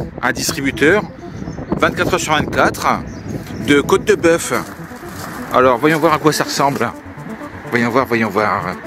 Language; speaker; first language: French; native; French